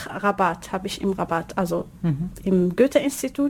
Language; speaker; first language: German; non-native, learner; Arabic